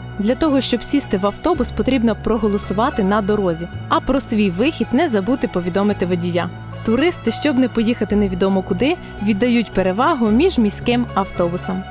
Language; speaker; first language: Ukrainian; native; Ukrainian